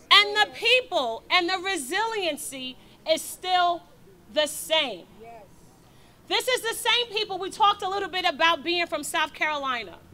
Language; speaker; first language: English; native; English